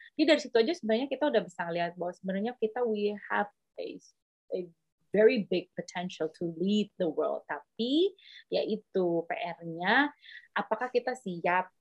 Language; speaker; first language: Indonesian; native; Indonesian